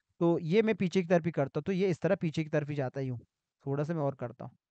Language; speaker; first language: Hindi; native; Hindi